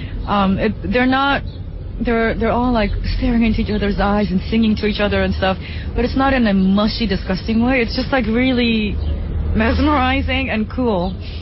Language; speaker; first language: English; early bilingual, other home language; Japanese